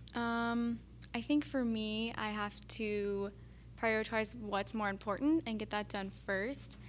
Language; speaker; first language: English; native; English